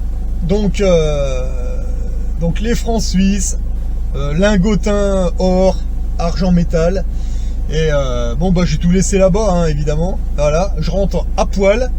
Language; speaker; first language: French; native; French